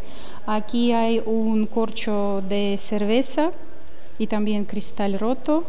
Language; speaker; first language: Spanish; non-native, learner; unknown